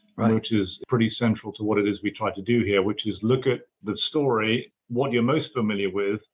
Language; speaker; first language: English; native; English